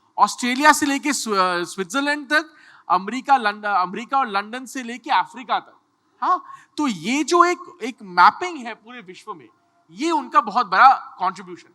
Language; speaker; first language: Hindi; non-native, local second language; Bangla